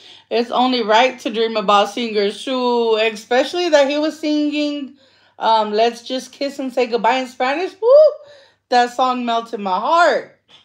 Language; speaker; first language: English; early bilingual, other home language; Spanish